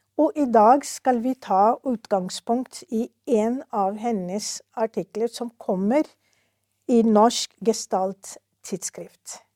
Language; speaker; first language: Norwegian; non-native, fluent; Urdu